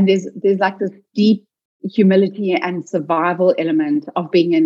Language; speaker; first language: English; native; English